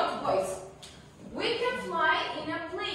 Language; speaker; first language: English; non-native, learner; Kazakh